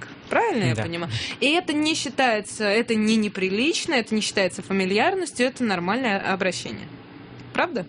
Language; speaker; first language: Russian; native; Russian